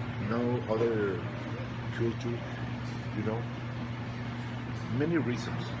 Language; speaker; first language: English; non-native, learner; Spanish